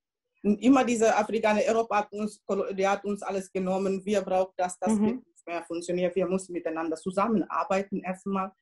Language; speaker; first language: German; non-native, learner; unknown